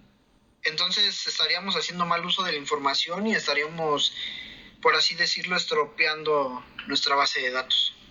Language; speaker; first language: Spanish; native; Spanish